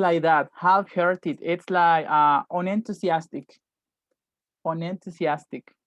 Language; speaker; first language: English; non-native, fluent; Spanish